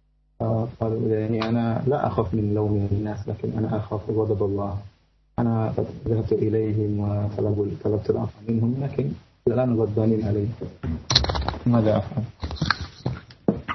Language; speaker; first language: Arabic; non-native, fluent; Indonesian